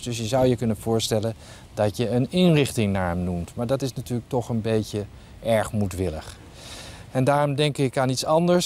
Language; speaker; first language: Dutch; native; Dutch